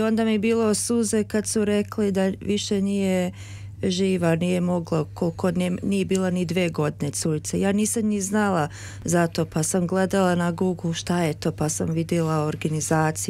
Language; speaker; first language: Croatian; early bilingual, heritage; Serbian